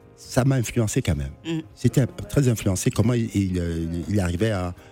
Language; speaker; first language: French; non-native, local second language; Duala